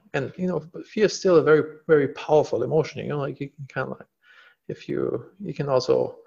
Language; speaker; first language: English; non-native, fluent; German